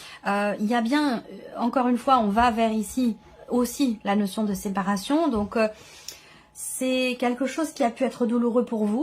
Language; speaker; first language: French; native; French